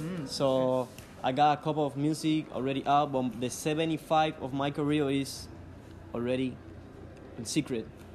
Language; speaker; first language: English; non-native, learner; Spanish